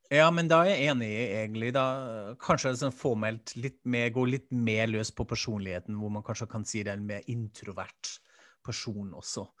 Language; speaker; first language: Norwegian; non-native, fluent; German